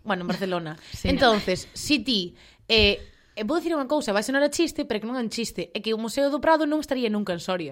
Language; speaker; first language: Galician; non-native, local second language; Spanish